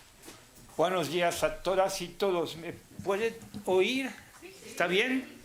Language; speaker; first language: Spanish; non-native, fluent; French